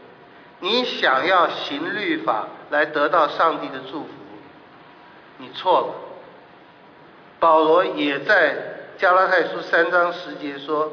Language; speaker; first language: Chinese; native; Chinese